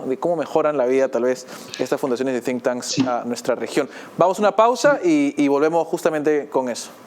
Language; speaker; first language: Spanish; native; Spanish